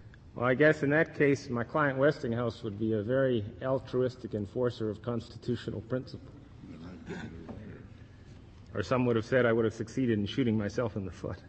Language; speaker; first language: English; native; English